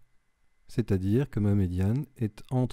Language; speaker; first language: French; native; French